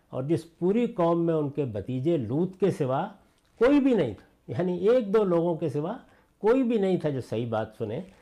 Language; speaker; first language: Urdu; non-native, local second language; Punjabi